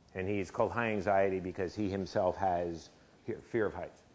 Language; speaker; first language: English; native; English